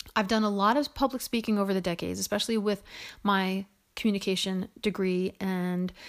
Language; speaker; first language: English; native; English